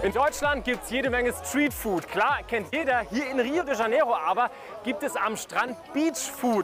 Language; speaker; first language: German; native; German